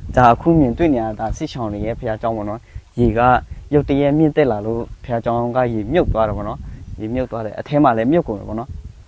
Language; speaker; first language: Burmese; non-native, local second language; Western Kayah